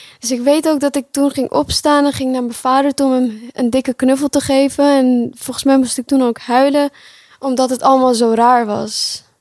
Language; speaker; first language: Dutch; early bilingual, other home language; Pashto